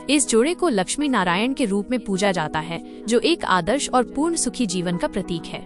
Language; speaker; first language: Hindi; native; Hindi